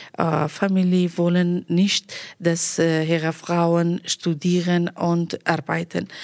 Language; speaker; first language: German; non-native, learner; Persian